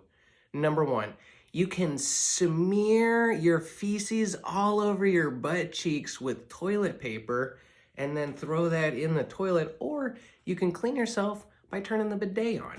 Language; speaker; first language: English; native; English